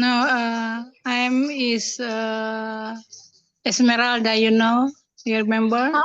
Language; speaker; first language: English; non-native, learner; Indonesian